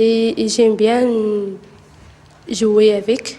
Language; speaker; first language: French; non-native, learner; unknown